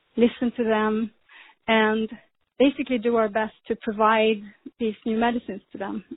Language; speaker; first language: English; non-native, fluent; Swedish